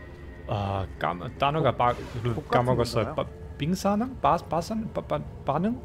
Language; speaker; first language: Korean; non-native, learner; German